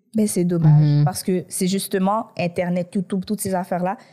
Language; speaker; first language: French; native; French